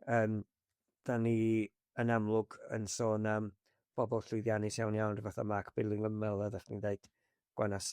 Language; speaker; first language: Welsh; native; Welsh